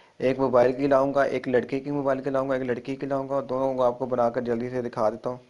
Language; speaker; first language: Urdu; non-native, local second language; Punjabi